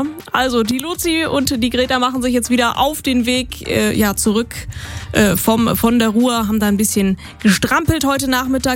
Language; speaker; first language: German; native; German